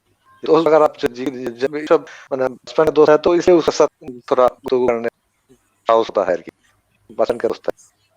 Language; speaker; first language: Hindi; non-native, learner; Bangla